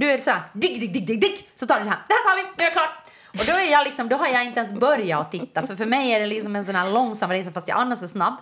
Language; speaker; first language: Swedish; native; Swedish